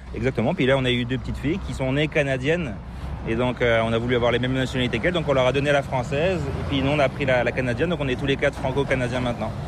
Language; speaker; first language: French; native; French